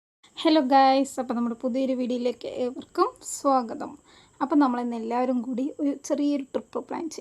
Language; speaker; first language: Malayalam; native; Malayalam